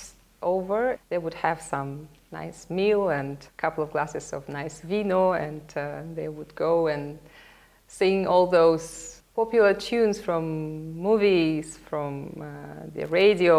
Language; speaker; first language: English; non-native, fluent; Russian